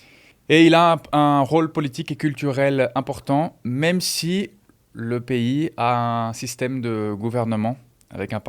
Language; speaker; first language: French; non-native, fluent; Portuguese